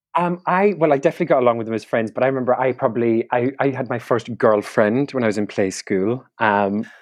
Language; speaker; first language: English; native; English